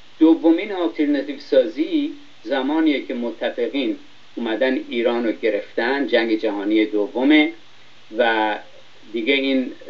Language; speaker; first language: Persian; native; Persian